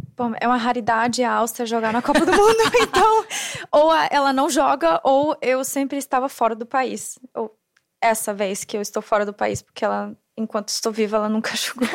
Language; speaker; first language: Portuguese; non-native, fluent; German